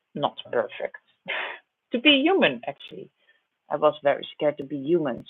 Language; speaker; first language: English; non-native, fluent; Dutch